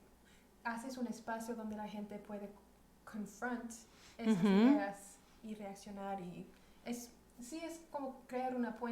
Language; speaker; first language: Spanish; early bilingual, heritage; Spanish